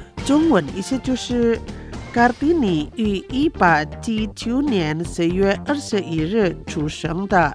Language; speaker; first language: Chinese; non-native, fluent; Indonesian